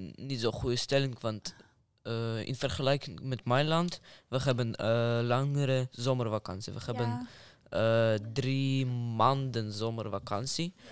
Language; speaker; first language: Dutch; non-native, fluent; Ukrainian